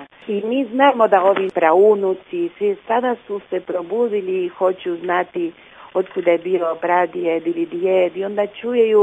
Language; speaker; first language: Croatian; early bilingual, heritage; Croatian